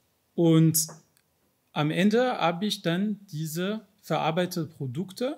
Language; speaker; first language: German; non-native, fluent; French